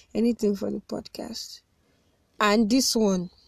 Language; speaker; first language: English; non-native, local second language; Yoruba